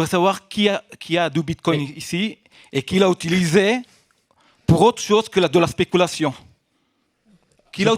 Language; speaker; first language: French; non-native, fluent; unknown